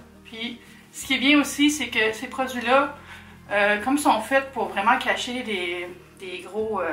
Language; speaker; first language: French; native; French